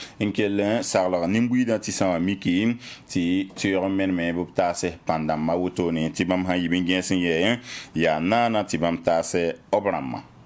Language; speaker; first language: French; non-native, local second language; Mossi